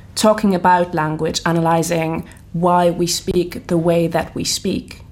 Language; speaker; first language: English; non-native, fluent; German